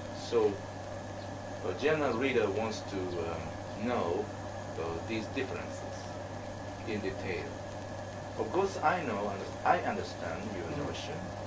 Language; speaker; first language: English; non-native, fluent; Japanese